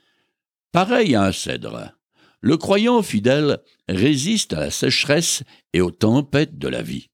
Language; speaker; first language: French; native; French